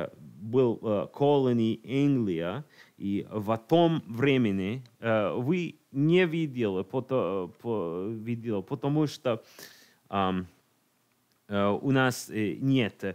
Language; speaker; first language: Russian; non-native, learner; English